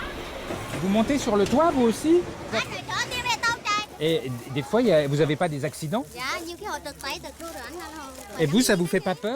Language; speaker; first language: French; native; French